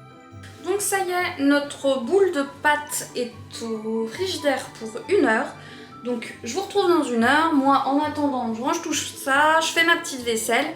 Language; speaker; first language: French; native; French